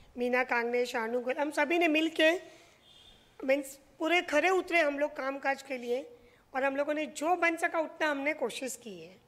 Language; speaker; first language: Hindi; non-native, local second language; Marathi